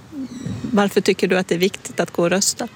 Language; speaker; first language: Swedish; native; Swedish